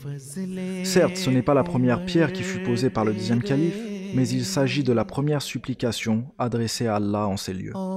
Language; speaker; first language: French; native; French